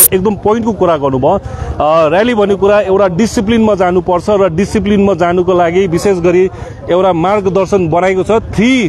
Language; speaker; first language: Nepali; native; Nepali